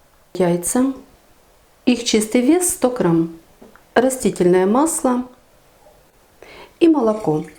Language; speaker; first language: Russian; native; Russian